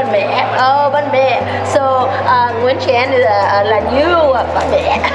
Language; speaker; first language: Vietnamese; non-native, learner; English